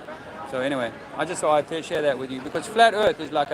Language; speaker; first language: English; native; English